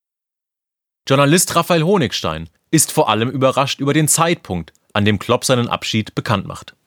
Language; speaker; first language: German; native; German